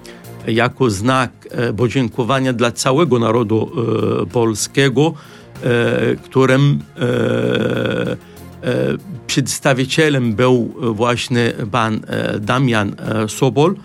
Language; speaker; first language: Polish; non-native, fluent; Arabic